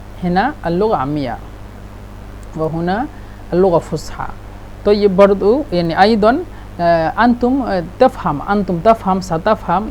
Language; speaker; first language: Egyptian Arabic; non-native, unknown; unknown